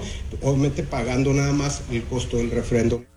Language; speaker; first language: Spanish; native; Spanish